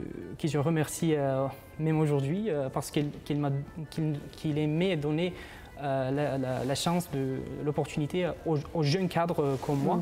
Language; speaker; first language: French; non-native, fluent; Uzbek